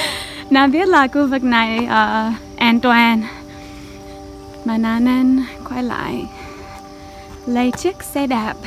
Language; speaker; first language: Vietnamese; non-native, fluent; English